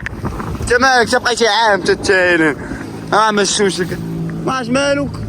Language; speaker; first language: Arabic; native; Arabic